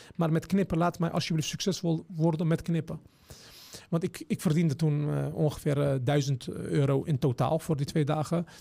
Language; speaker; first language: Dutch; early bilingual, other home language; Turkish